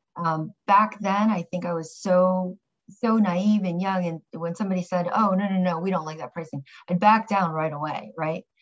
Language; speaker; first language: English; early bilingual, other home language; Korean